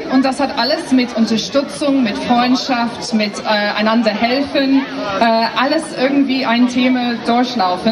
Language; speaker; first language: German; non-native, fluent; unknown